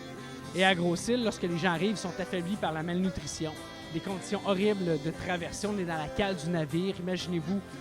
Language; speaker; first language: French; native; French